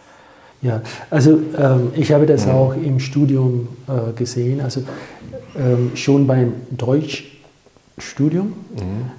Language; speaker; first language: German; non-native, fluent; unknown